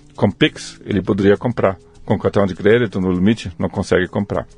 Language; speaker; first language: Portuguese; non-native, fluent; German